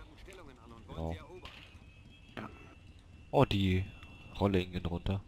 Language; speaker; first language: German; native; German